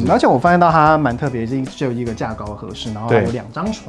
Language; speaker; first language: Chinese; native; Chinese